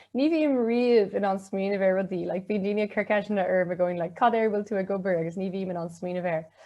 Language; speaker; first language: Irish; non-native, local second language; English